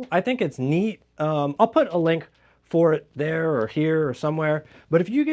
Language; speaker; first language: English; native; English